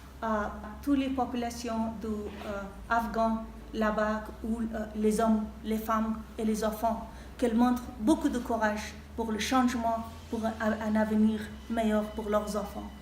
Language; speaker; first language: French; non-native, fluent; Persian